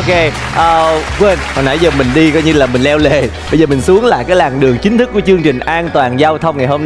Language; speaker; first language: Vietnamese; native; Vietnamese